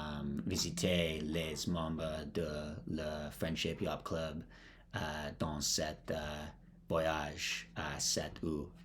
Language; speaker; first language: French; non-native, learner; English